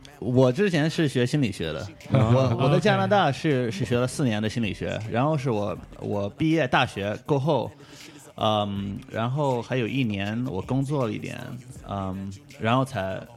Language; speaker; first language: Chinese; early bilingual, heritage; Chinese